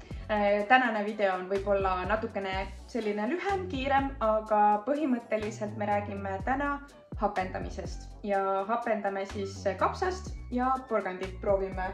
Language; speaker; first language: Estonian; native; Estonian